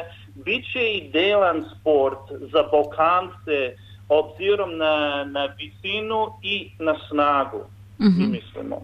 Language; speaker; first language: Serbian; non-native, learner; English